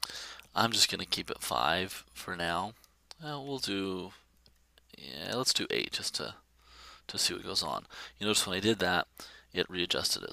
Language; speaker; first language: English; native; English